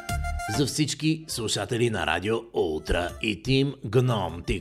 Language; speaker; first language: Bulgarian; native; Bulgarian